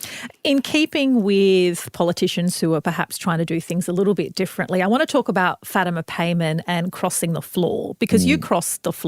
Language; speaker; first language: English; native; English